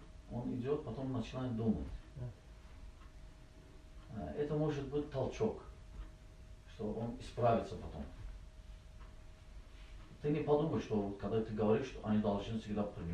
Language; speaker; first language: Russian; non-native, learner; Azerbaijani